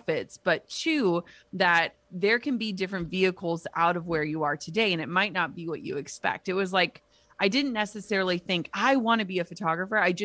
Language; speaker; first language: English; native; English